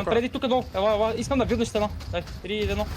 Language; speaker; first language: Bulgarian; native; Bulgarian